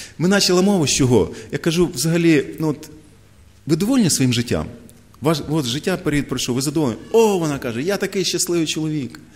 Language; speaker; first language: Ukrainian; non-native, local second language; Russian